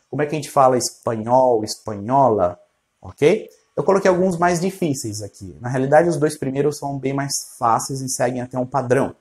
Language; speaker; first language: Portuguese; non-native, fluent; Spanish